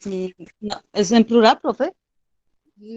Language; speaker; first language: Spanish; native; Spanish